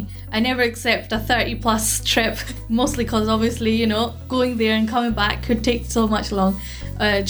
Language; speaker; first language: English; native; English